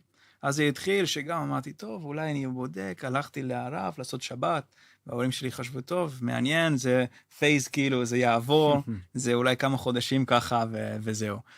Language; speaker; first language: Hebrew; non-native, fluent; Dutch